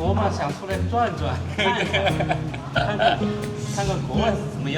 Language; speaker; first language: Chinese; native; Chinese